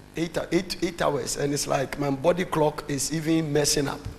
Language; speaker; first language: English; non-native, local second language; Akan